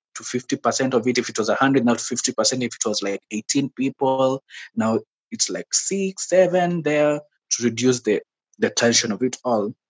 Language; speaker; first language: English; non-native, local second language; Swahili